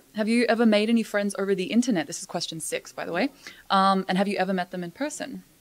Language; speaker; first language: English; native; English